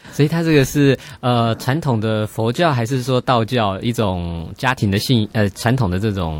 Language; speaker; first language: Chinese; native; Chinese